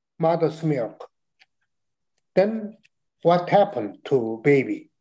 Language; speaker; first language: English; non-native, learner; Chinese